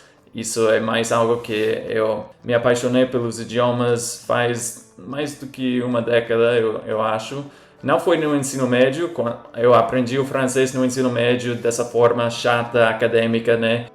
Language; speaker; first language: Portuguese; non-native, fluent; English